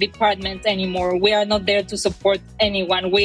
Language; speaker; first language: English; non-native, fluent; Spanish